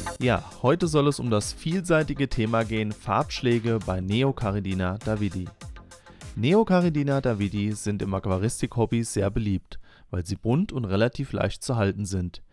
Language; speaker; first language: German; native; German